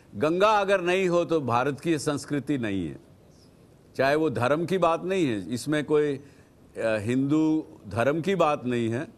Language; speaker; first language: Hindi; native; Hindi